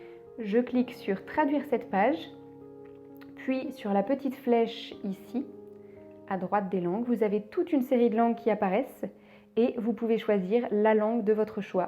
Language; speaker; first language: French; native; French